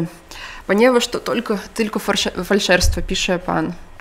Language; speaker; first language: Polish; non-native, fluent; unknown